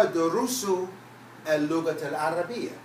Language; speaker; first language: Arabic; non-native, fluent; English